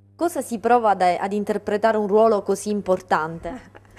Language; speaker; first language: Italian; native; Italian